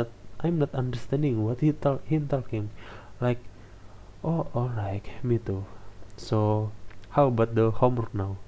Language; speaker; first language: English; non-native, learner; Indonesian